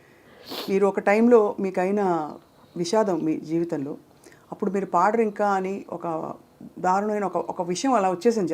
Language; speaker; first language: Telugu; native; Telugu